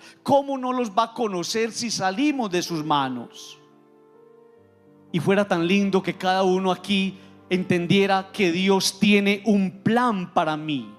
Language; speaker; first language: Spanish; native; Spanish